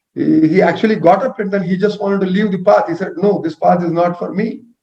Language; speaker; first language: English; non-native, local second language; Telugu